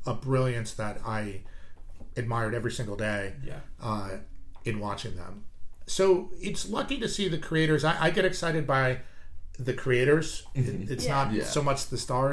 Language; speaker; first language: English; native; English